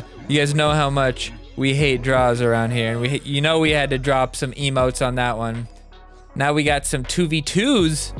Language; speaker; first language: English; native; English